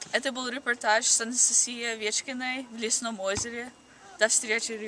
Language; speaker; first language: Russian; non-native, learner; English